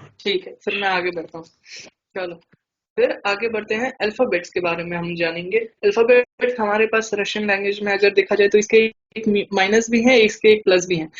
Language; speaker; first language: Hindi; native; Hindi